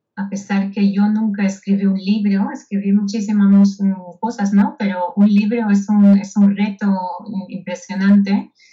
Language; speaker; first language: Spanish; non-native, fluent; Hebrew